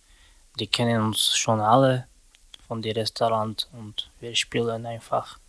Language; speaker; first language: German; non-native, learner; Romany